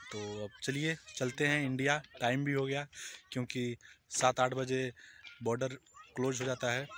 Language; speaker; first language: Hindi; native; Hindi